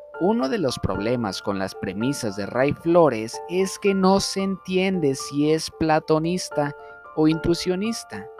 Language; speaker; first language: Spanish; native; Spanish